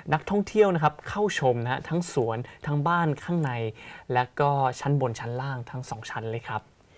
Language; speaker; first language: Thai; native; Thai